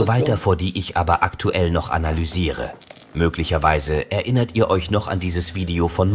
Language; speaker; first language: German; native; German